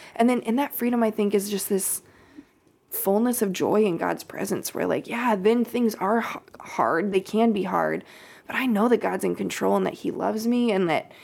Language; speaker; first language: English; native; English